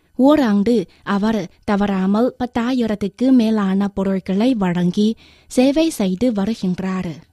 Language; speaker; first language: Tamil; non-native, fluent; Chinese